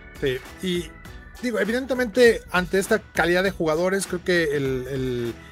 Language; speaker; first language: Spanish; native; Spanish